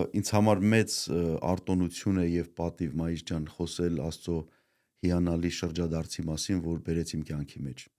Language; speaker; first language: Armenian; native; Armenian